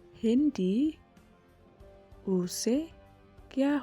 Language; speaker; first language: Hindi; non-native, local second language; Khasi